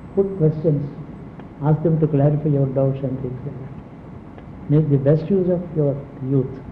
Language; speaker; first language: English; non-native, local second language; Telugu